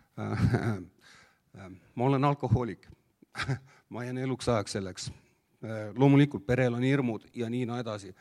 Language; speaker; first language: Estonian; native; Estonian